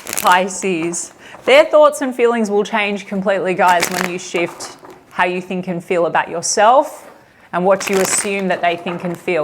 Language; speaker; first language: English; native; English